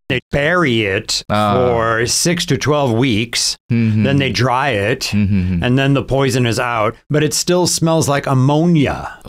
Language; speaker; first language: English; native; English